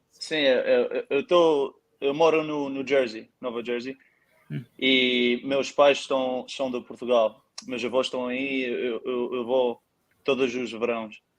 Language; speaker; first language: Portuguese; early bilingual, heritage; Portuguese